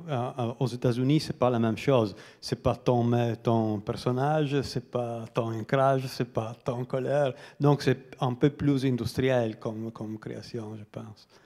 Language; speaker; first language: French; non-native, learner; Italian